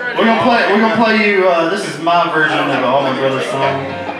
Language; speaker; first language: English; native; English